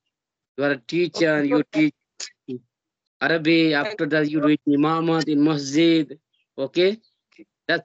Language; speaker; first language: English; non-native, learner; Hindi